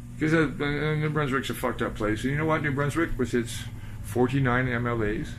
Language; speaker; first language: English; native; English